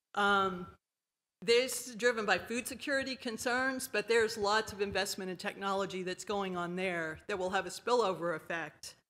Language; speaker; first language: English; native; English